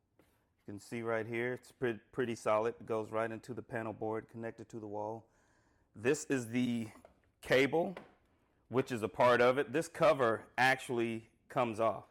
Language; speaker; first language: English; native; English